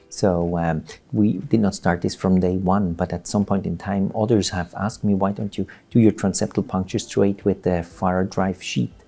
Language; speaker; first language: English; non-native, fluent; Swiss German